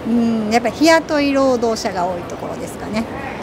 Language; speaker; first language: Japanese; native; Japanese